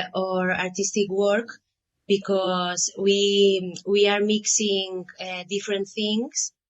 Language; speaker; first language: English; non-native, fluent; Catalan